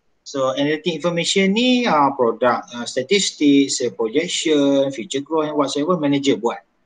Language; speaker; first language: English; non-native, local second language; Malay